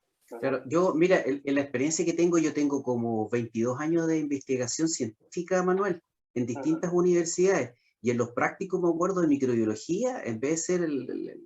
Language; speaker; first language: Spanish; native; Spanish